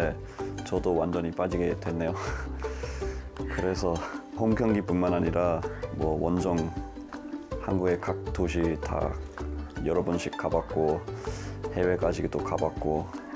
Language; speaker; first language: Korean; non-native, fluent; English